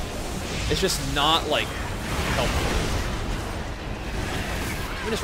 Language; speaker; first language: English; native; English